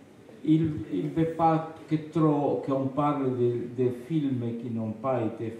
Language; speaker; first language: French; non-native, fluent; Spanish